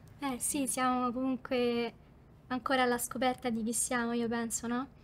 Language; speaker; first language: Italian; native; Italian